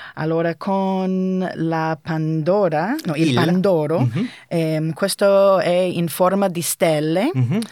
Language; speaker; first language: Italian; non-native, learner; English